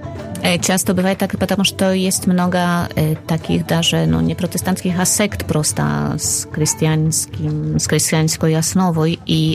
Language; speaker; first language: Russian; non-native, fluent; Polish